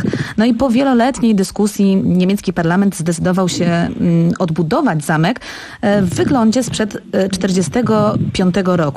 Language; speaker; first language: Polish; native; Polish